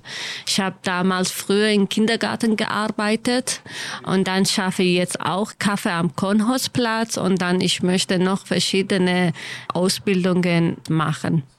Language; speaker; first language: German; non-native, learner; Kurdish